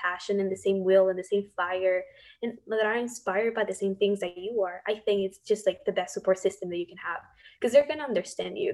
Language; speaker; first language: English; non-native, fluent; Spanish